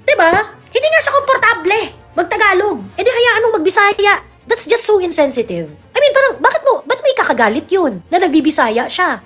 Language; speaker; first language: Filipino; native; Filipino